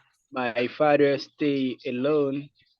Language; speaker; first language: English; non-native, learner; Haitian Creole